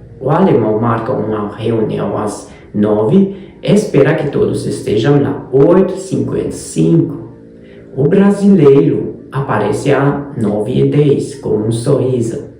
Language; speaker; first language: Portuguese; non-native, fluent; Hungarian